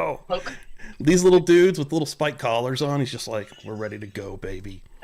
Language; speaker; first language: English; native; English